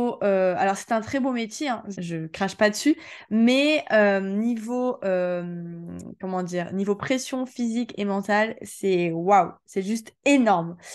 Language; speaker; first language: French; native; French